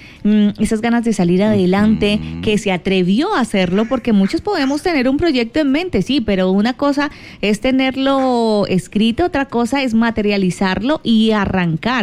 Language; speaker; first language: Spanish; native; Spanish